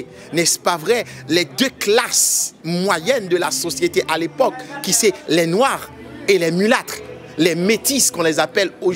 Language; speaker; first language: French; non-native, local second language; Haitian Creole